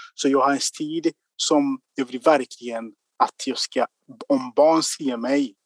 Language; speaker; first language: Swedish; non-native, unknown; Kinyarwanda